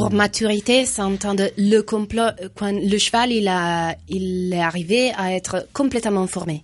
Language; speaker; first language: French; non-native, fluent; Italian